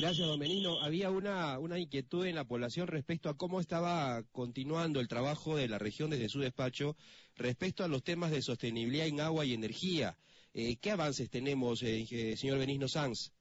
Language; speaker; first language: Spanish; native; Spanish